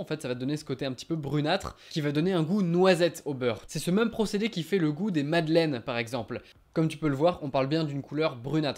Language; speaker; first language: French; native; French